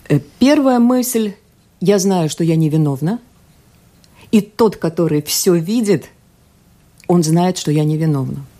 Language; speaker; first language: Russian; non-native, local second language; Latvian